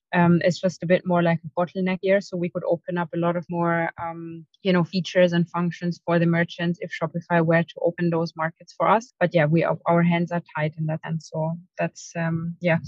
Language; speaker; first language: English; non-native, fluent; German